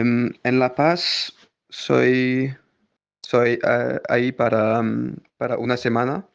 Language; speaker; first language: Spanish; non-native, learner; French